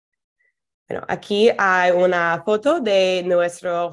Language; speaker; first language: Spanish; non-native, fluent; English